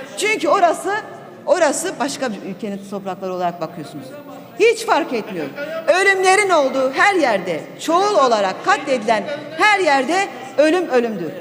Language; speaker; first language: Turkish; non-native, local second language; Kurdish